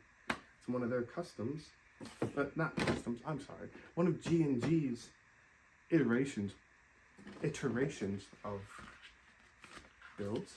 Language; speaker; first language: English; native; English